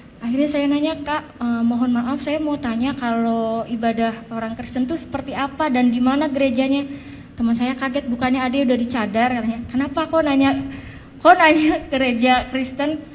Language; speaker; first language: Indonesian; native; Indonesian